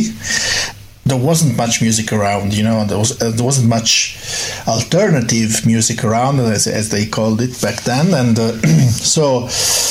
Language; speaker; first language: English; non-native, fluent; Italian